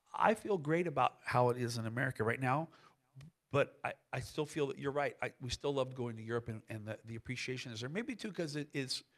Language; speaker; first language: English; native; English